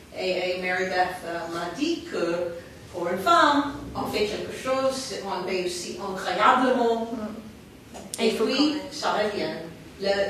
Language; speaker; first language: French; non-native, fluent; English